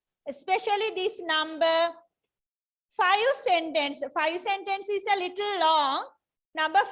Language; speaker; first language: English; non-native, fluent; Sinhala